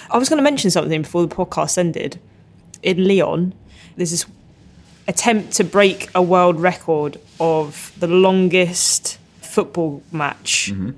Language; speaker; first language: English; native; English